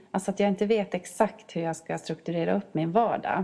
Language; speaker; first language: Swedish; native; Swedish